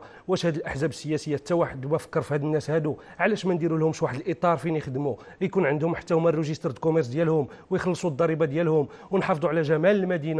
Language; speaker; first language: Arabic; native; Arabic